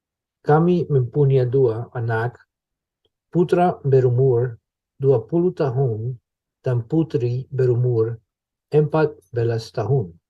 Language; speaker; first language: Indonesian; non-native, learner; English